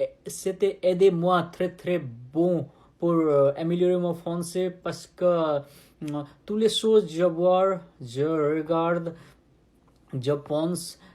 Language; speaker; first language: French; non-native, learner; Nepali